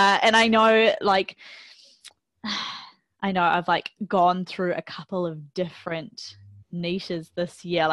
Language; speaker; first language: English; native; English